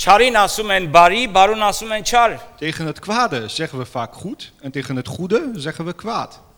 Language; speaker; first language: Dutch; non-native, fluent; Armenian